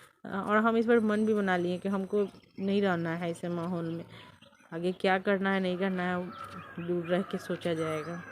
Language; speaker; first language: Hindi; native; Hindi